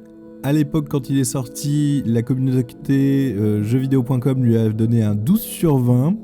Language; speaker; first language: French; native; French